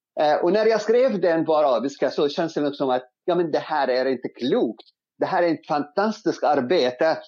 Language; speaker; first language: Swedish; non-native, fluent; Arabic